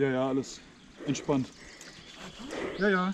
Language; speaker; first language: German; native; German